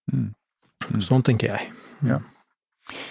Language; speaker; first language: Norwegian; non-native, fluent; Greek